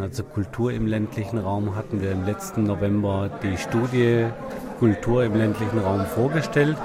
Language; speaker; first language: German; native; German